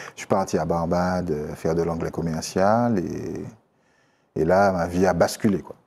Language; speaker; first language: French; native; French